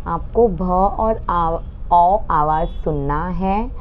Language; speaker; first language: Hindi; non-native, local second language; Marathi